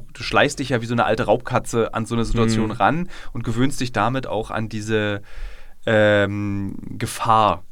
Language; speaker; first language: German; native; German